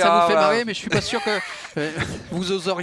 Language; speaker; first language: French; native; French